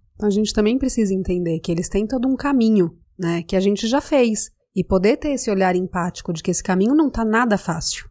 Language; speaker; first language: Portuguese; native; Portuguese